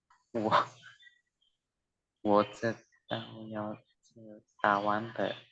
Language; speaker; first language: Chinese; non-native, learner; Indonesian